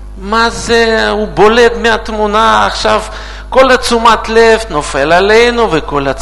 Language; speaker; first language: Hebrew; non-native, learner; Russian